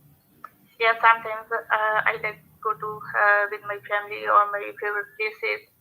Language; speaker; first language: English; non-native, learner; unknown